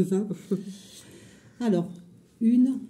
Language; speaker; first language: French; native; French